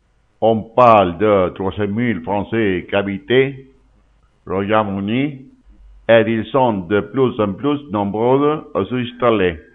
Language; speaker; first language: French; non-native, learner; Spanish